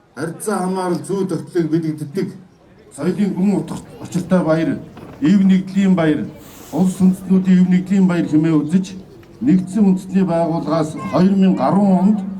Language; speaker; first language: Mongolian; non-native, local second language; Kazakh